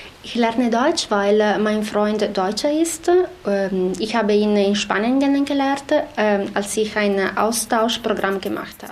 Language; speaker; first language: German; non-native, learner; Italian